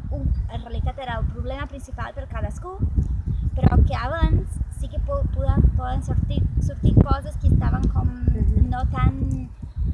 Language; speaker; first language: Catalan; non-native, fluent; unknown